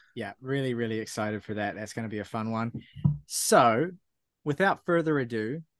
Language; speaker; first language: English; native; English